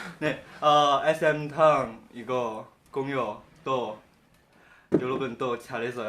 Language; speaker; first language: Korean; non-native, learner; Chinese